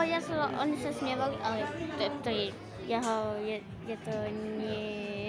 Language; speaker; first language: Slovak; early bilingual, heritage; Slovak